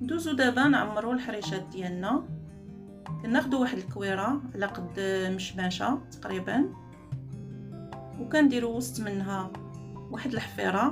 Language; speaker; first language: Arabic; native; Arabic